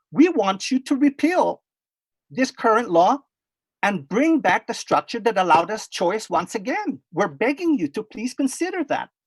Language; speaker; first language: English; non-native, fluent; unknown